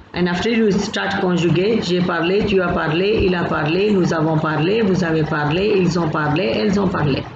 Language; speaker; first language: French; non-native, fluent; Gujarati